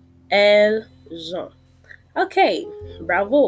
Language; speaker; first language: French; non-native, fluent; Yoruba